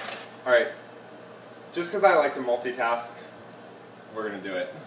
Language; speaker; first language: English; native; English